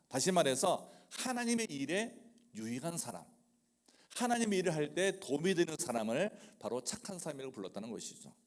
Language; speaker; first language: Korean; native; Korean